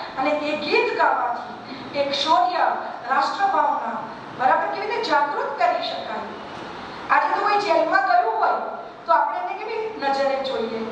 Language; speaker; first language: Gujarati; native; Gujarati